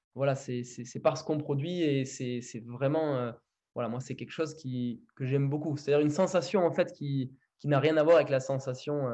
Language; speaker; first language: French; native; French